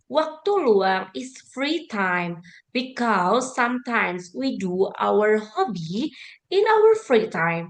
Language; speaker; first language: English; non-native, learner; Indonesian